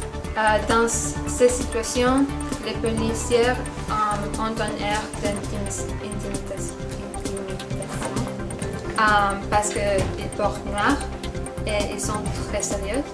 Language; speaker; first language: French; non-native, learner; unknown